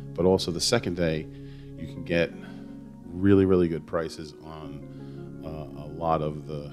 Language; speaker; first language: English; native; English